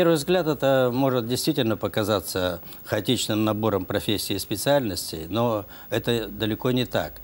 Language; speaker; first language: Russian; native; Russian